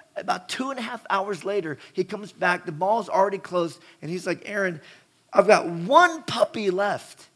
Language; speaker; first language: English; native; English